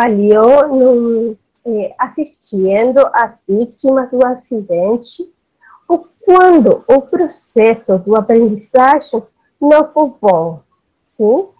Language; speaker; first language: Portuguese; non-native, learner; Spanish